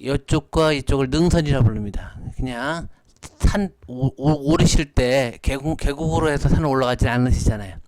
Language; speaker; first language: Korean; native; Korean